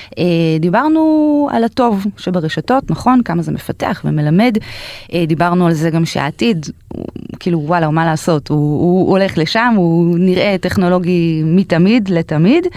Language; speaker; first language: Hebrew; native; Hebrew